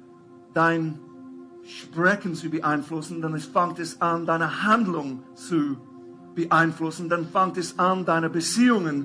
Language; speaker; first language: German; non-native, fluent; English